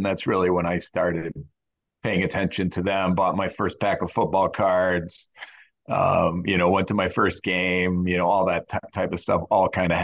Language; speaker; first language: English; native; English